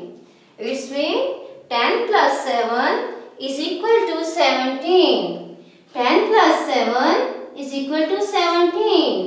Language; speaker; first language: English; non-native, local second language; Urdu